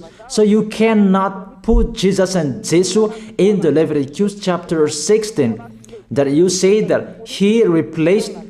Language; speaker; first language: English; non-native, fluent; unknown